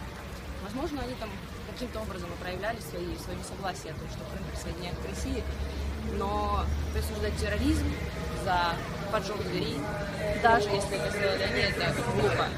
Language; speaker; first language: Russian; native; Russian